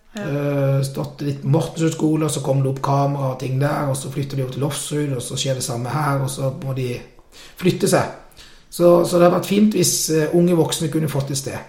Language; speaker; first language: Norwegian; native; Norwegian